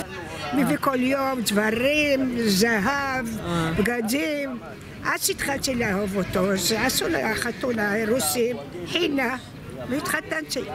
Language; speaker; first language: Hebrew; non-native, fluent; Arabic